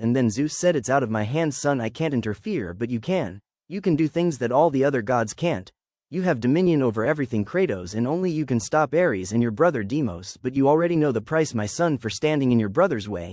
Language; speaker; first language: English; native; English